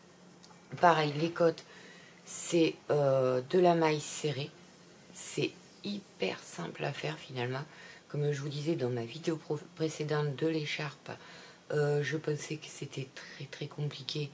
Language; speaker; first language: French; native; French